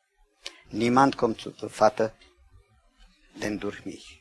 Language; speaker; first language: German; non-native, learner; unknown